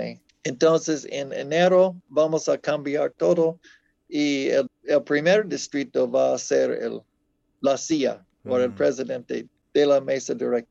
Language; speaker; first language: Spanish; non-native, fluent; English